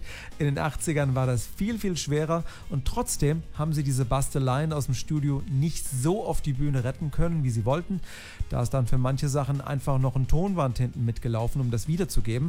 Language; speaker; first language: German; native; German